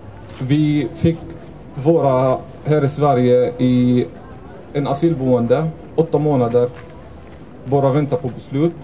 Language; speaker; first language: Swedish; non-native, fluent; Arabic